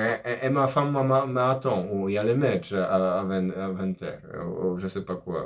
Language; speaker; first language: French; non-native, fluent; Polish